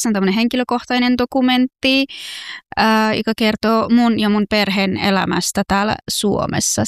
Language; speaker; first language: Finnish; non-native, fluent; Persian